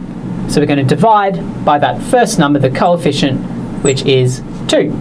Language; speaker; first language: English; native; English